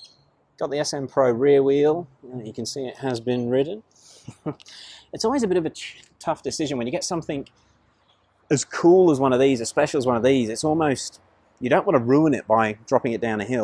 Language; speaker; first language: English; native; English